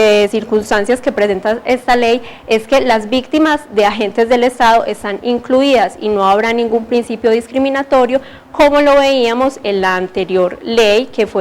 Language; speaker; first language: Spanish; native; Spanish